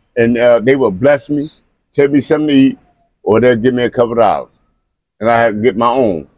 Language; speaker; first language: English; native; English